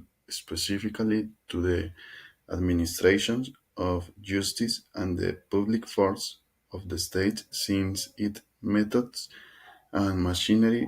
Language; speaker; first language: English; non-native, learner; Spanish